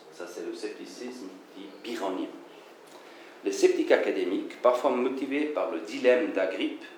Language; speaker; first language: French; non-native, fluent; German